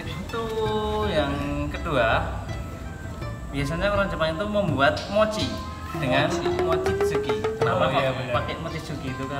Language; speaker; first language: Indonesian; native; Indonesian